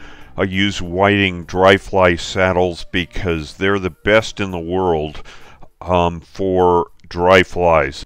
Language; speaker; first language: English; native; English